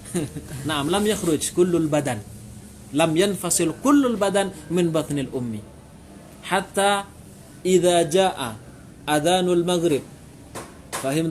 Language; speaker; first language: Arabic; non-native, fluent; Indonesian